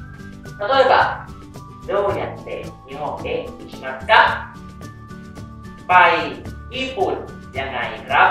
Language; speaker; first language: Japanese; non-native, fluent; Thai